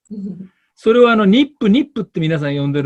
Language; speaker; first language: Japanese; native; Japanese